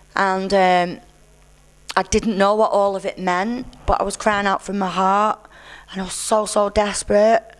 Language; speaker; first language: English; native; English